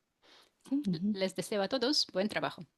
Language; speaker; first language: Spanish; non-native, fluent; Russian